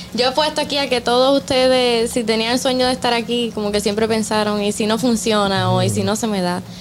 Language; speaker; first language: Spanish; native; Spanish